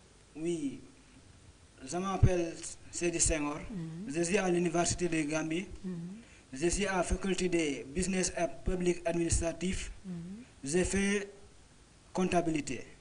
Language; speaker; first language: French; non-native, learner; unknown